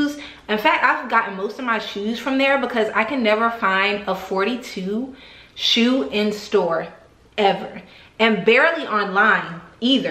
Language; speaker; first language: English; native; English